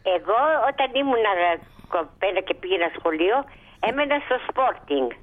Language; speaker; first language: Greek; early bilingual, heritage; Greek